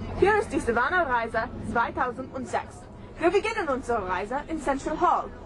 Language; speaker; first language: German; non-native, learner; English